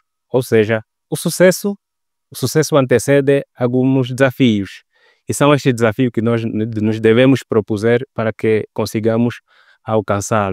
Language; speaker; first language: Portuguese; native; Portuguese